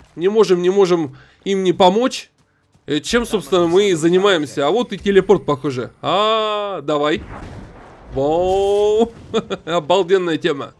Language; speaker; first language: Russian; native; Russian